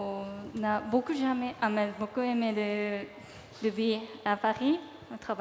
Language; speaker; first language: French; non-native, learner; Japanese